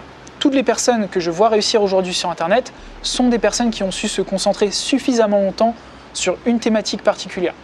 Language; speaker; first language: French; native; French